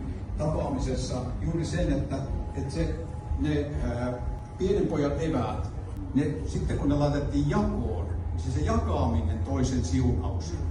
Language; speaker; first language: Finnish; native; Finnish